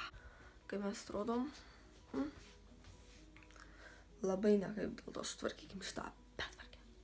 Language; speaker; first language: Lithuanian; native; Lithuanian